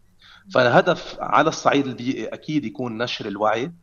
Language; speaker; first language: Arabic; native; Arabic